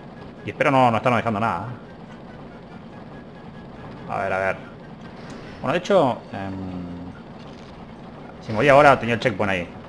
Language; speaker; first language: Spanish; native; Spanish